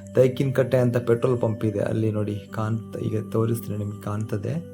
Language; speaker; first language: Kannada; non-native, local second language; Tulu